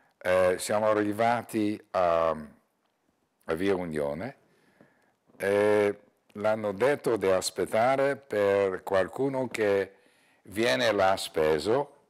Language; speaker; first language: Italian; non-native, learner; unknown